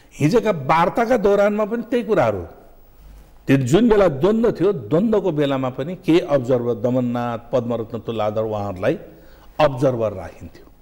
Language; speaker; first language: Nepali; native; Nepali